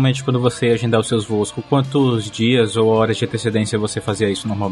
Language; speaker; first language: Portuguese; native; Portuguese